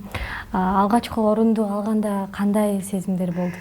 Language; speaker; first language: Kyrgyz; native; Kyrgyz